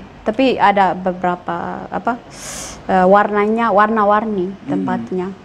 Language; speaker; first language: Indonesian; non-native, learner; Amharic